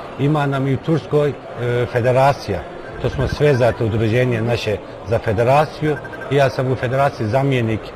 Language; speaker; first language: Bosnian; early bilingual, heritage; Bosnian